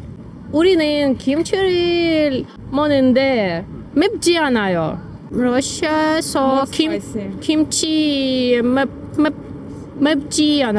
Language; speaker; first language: Korean; non-native, learner; Russian